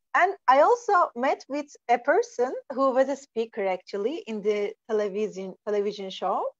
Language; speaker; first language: English; non-native, fluent; Turkish